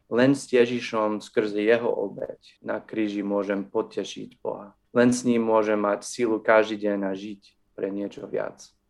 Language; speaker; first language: Slovak; non-native, fluent; English